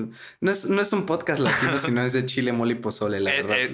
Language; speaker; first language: Spanish; native; Spanish